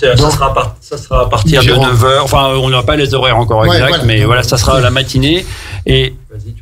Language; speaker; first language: French; native; French